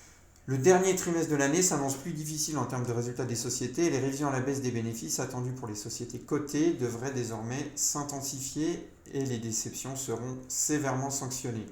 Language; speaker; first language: French; native; French